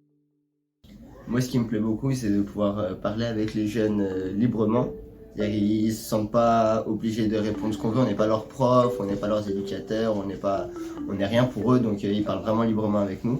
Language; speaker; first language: French; native; French